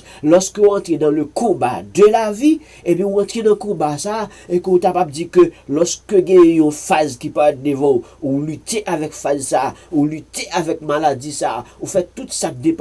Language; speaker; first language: French; non-native, learner; Haitian Creole